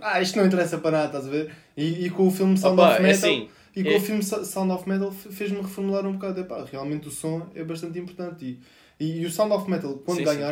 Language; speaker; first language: Portuguese; native; Portuguese